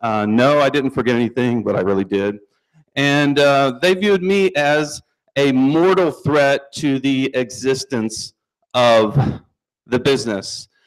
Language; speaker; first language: English; native; English